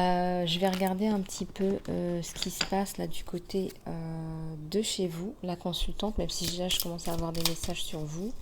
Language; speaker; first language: French; native; French